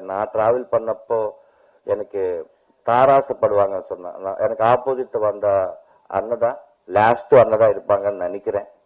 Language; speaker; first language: Tamil; non-native, learner; Telugu